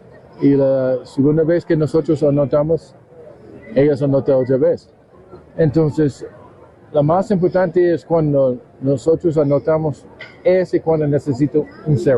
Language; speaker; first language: Spanish; non-native, learner; English